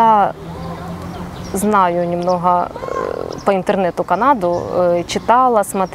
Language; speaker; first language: Russian; native; Russian